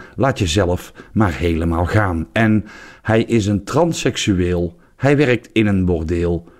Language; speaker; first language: Dutch; native; Dutch